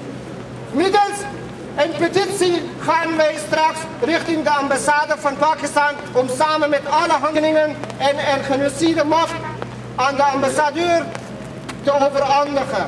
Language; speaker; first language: Dutch; non-native, fluent; Persian